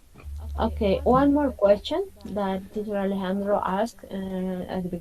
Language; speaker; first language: English; non-native, fluent; Spanish